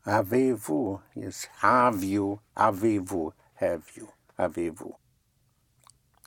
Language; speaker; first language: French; non-native, fluent; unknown